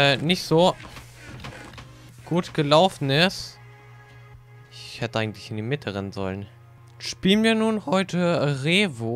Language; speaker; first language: German; native; German